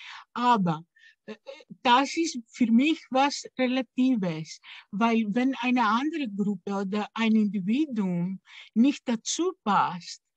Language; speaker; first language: German; non-native, fluent; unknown